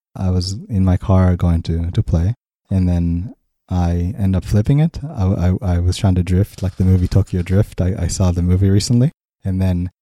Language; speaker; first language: English; early bilingual, other home language; Hebrew